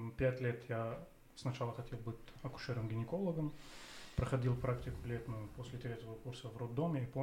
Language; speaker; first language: Russian; non-native, fluent; Arabic